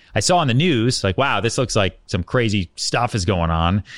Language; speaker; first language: English; native; English